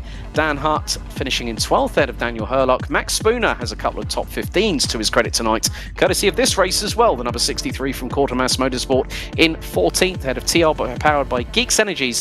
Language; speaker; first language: English; native; English